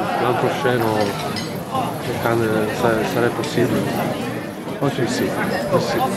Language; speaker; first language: French; non-native, learner; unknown